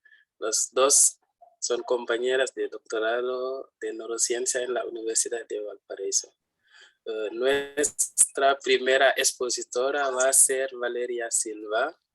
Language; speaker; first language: Spanish; non-native, fluent; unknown